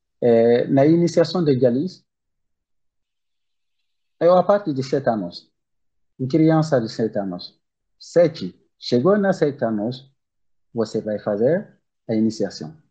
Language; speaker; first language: Portuguese; non-native, learner; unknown